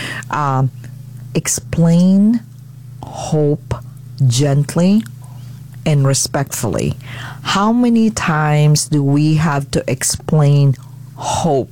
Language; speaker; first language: English; non-native, local second language; Filipino